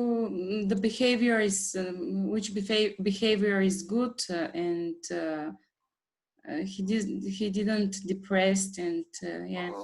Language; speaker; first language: English; non-native, learner; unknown